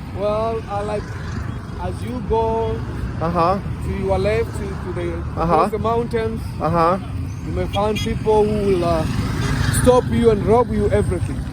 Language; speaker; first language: English; non-native, local second language; Swahili